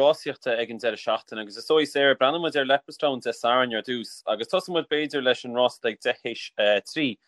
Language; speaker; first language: Irish; non-native, local second language; English